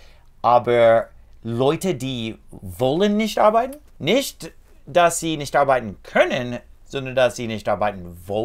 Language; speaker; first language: German; non-native, fluent; English